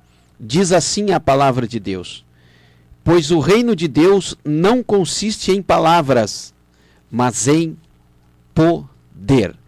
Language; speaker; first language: Portuguese; native; Portuguese